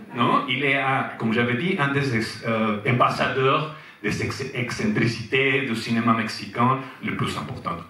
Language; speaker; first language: French; non-native, fluent; Spanish